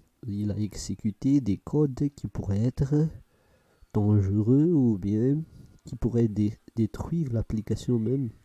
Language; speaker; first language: French; non-native, fluent; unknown